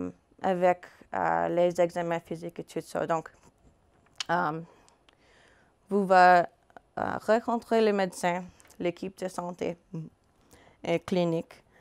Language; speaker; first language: French; non-native, fluent; English